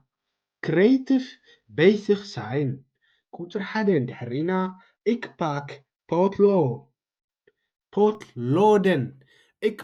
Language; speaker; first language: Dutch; non-native, learner; Tigrinya